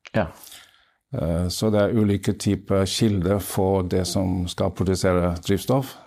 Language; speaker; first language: Norwegian; non-native, fluent; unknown